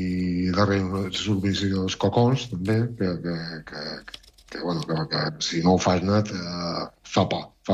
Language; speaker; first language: Catalan; native; Catalan